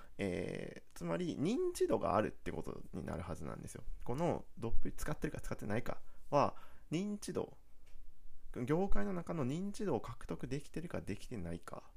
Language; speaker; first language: Japanese; native; Japanese